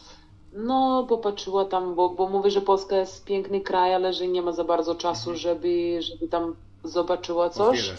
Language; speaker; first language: Polish; non-native, fluent; Serbian